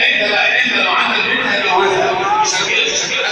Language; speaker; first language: Arabic; native; Arabic